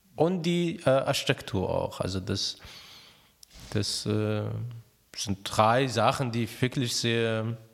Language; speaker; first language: German; non-native, fluent; Arabic